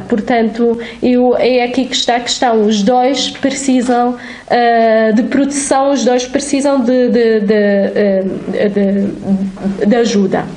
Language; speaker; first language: Portuguese; non-native, fluent; Arabic